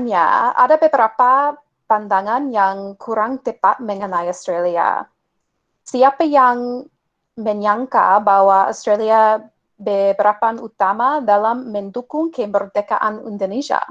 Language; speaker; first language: Indonesian; non-native, fluent; English